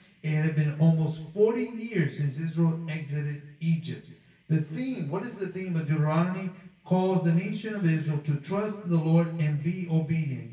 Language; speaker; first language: English; early bilingual, other home language; Spanish